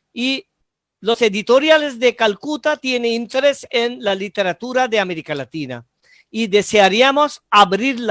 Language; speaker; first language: Spanish; non-native, fluent; Bangla